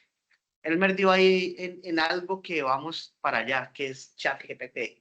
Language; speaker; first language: Spanish; native; Spanish